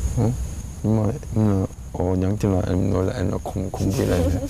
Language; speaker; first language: Vietnamese; non-native, learner; English